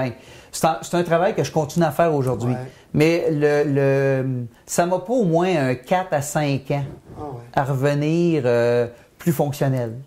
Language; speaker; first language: French; native; French